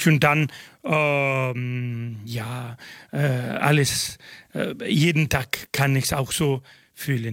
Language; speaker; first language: German; non-native, fluent; Spanish